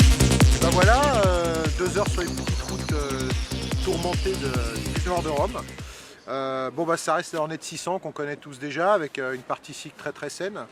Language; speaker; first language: French; native; French